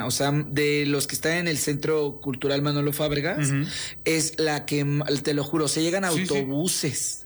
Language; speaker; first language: Spanish; native; Spanish